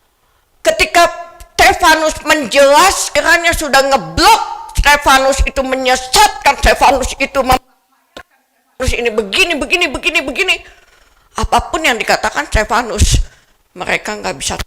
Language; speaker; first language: Indonesian; native; Indonesian